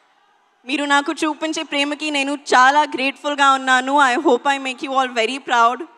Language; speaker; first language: Telugu; non-native, learner; Hindi